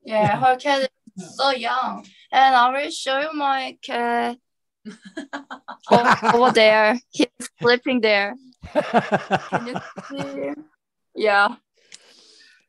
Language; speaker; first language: English; non-native, learner; Korean